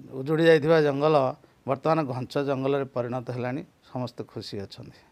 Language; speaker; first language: Odia; native; Odia